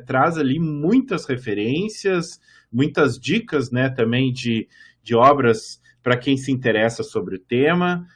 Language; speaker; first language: Portuguese; native; Portuguese